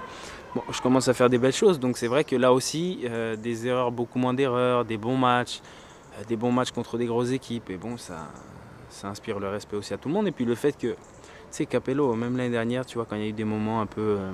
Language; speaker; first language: French; native; French